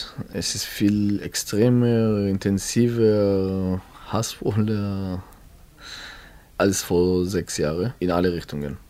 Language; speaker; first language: German; non-native, learner; Hebrew